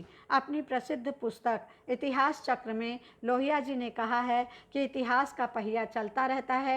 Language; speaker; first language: Hindi; native; Hindi